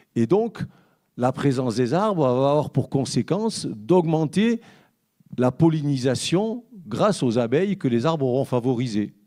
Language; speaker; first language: French; native; French